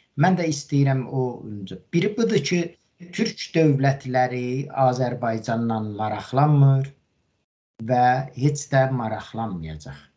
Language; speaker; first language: Azerbaijani; native; Azerbaijani